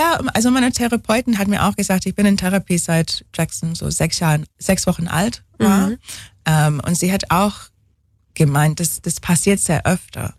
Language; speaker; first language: German; non-native, fluent; English